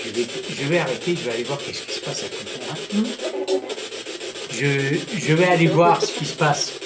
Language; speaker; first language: French; native; French